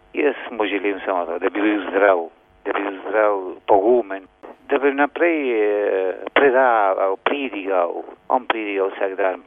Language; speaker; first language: Slovenian; early bilingual, heritage; Slovenian